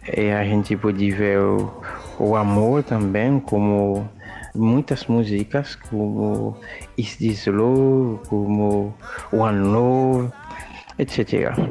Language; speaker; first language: Portuguese; non-native, fluent; Haitian Creole